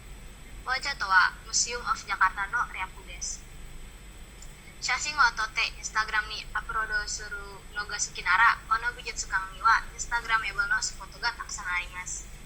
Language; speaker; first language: Japanese; non-native, learner; Indonesian